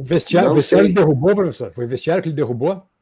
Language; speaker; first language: Portuguese; native; Portuguese